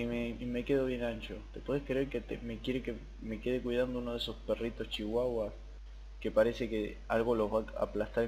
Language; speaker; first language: Spanish; native; Spanish